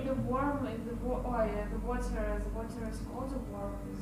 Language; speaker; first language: English; non-native, learner; Russian